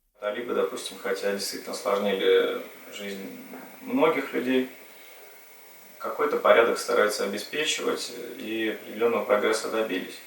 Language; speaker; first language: Russian; native; Russian